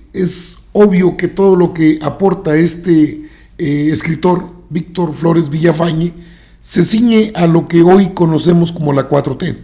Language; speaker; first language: Spanish; native; Spanish